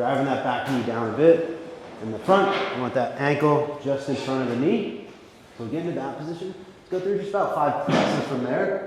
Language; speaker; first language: English; native; English